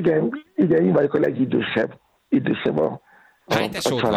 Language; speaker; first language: Hungarian; non-native, learner; Yoruba